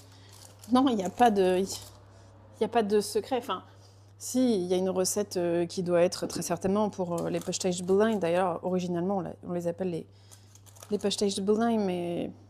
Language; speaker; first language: French; early bilingual, other home language; Portuguese